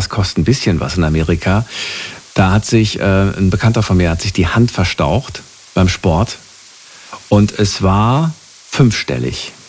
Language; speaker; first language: German; native; German